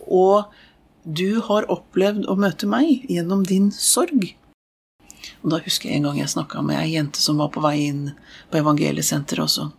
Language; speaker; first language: Norwegian; native; Norwegian